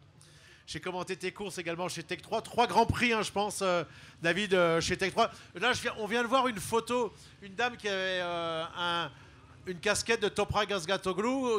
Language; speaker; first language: French; native; French